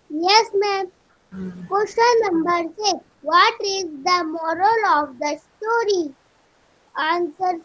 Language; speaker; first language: English; non-native, learner; Hindi